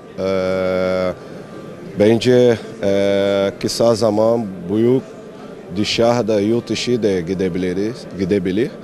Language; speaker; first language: Turkish; non-native, learner; Portuguese